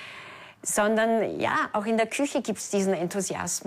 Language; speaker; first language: German; native; German